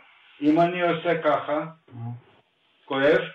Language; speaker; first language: Hebrew; non-native, fluent; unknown